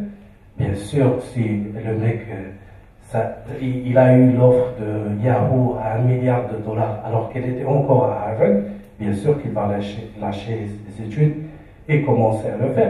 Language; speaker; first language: French; non-native, local second language; Arabic